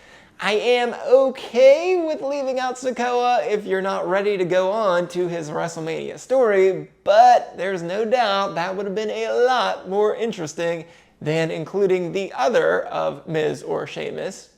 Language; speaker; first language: English; native; English